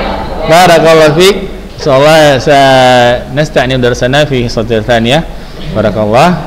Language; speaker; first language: Arabic; non-native, fluent; Indonesian